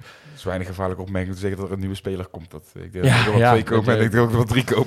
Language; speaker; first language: Dutch; native; Dutch